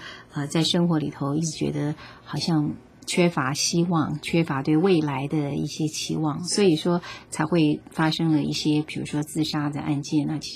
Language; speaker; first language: Chinese; native; Chinese